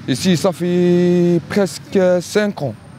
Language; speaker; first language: French; non-native, learner; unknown